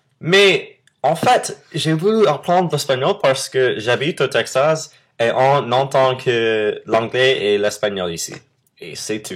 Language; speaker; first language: French; non-native, fluent; English